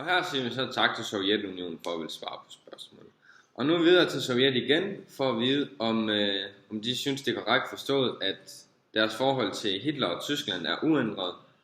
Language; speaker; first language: Danish; native; Danish